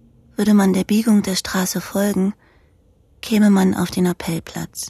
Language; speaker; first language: German; native; German